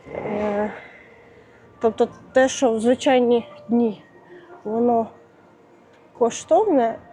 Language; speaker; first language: Ukrainian; non-native, local second language; Russian